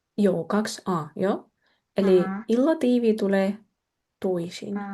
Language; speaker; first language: Finnish; non-native, fluent; Russian